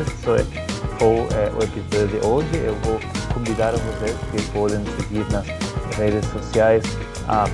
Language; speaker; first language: Portuguese; non-native, fluent; Spanish